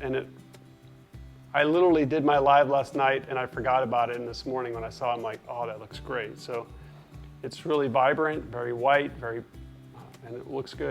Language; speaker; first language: English; native; English